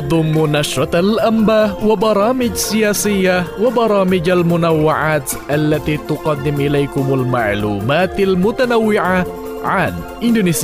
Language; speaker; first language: Arabic; non-native, fluent; Indonesian